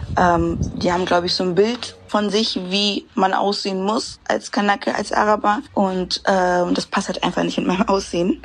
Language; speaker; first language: German; non-native, fluent; English